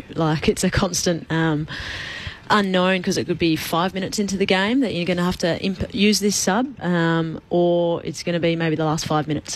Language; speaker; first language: English; native; English